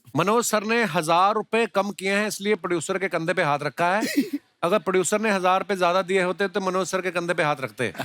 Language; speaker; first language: Hindi; non-native, local second language; Punjabi